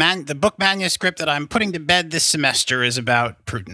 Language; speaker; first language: English; native; English